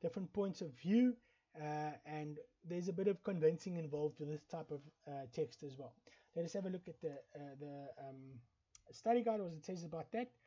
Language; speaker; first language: English; non-native, local second language; Afrikaans